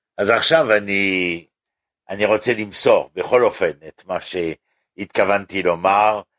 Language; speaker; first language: Hebrew; non-native, fluent; French